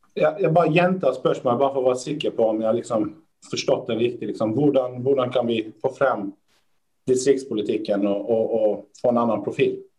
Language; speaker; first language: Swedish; early bilingual, other home language; Persian